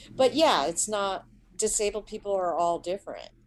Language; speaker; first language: English; early bilingual, other home language; Hindi